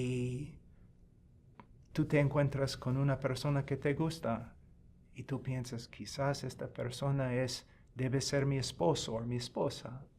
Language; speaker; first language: Spanish; non-native, fluent; English